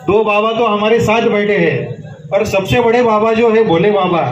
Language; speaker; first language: Hindi; non-native, local second language; Marathi